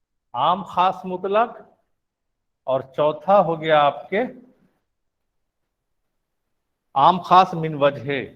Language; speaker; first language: Urdu; native; Urdu